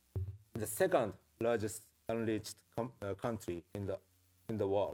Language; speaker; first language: English; non-native, fluent; Japanese